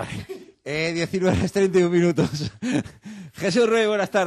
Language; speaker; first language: Spanish; native; Spanish